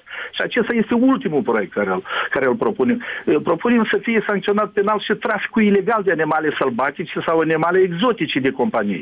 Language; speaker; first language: Romanian; native; Romanian